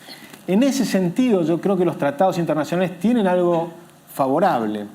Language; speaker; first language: Spanish; native; Spanish